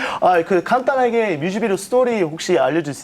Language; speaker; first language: Korean; non-native, fluent; English